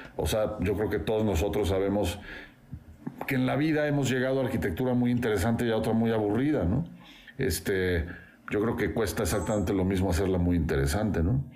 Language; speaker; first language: Spanish; native; Spanish